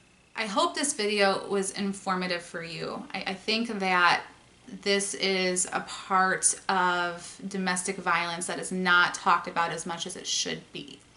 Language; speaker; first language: English; native; English